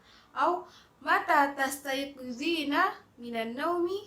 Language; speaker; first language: Arabic; non-native, fluent; Indonesian